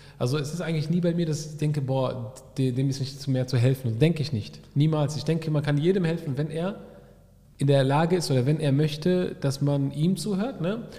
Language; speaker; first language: German; early bilingual, other home language; Arabic